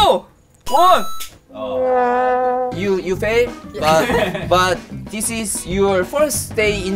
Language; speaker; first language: English; non-native, learner; Korean